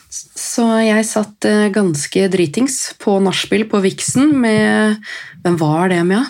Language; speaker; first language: Norwegian; native; Norwegian